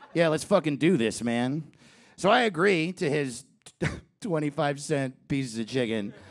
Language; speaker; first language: English; native; English